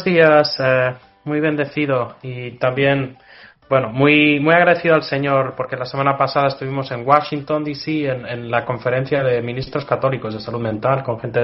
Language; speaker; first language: Spanish; native; Spanish